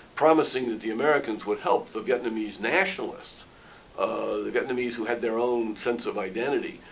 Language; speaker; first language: English; native; English